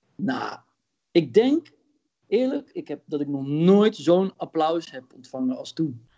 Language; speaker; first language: Dutch; early bilingual, other home language; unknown